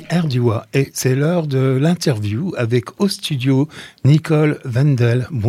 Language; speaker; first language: French; native; French